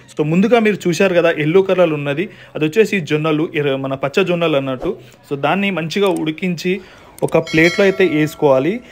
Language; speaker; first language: Telugu; non-native, local second language; Lambadi